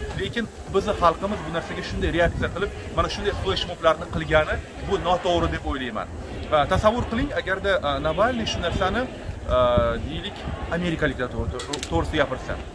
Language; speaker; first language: Uzbek; non-native, local second language; Russian